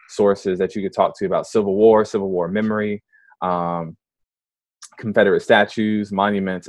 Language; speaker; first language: English; native; English